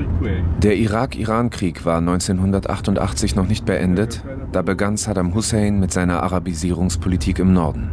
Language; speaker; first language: German; native; German